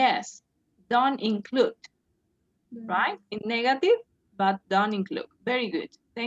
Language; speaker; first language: English; non-native, fluent; Spanish